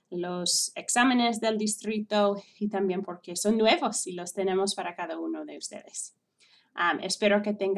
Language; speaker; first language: Spanish; non-native, fluent; English